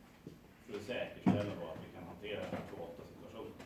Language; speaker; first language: Swedish; native; Swedish